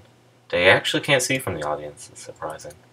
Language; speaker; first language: English; native; English